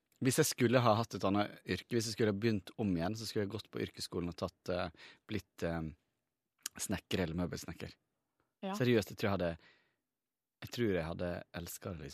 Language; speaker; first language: Norwegian; native; Norwegian